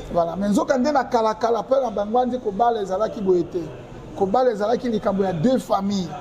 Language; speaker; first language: Lingala; non-native, local second language; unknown